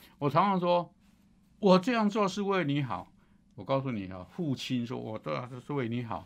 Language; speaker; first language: Chinese; native; Chinese